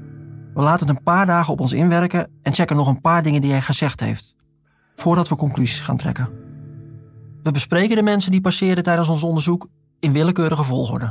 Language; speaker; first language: Dutch; native; Dutch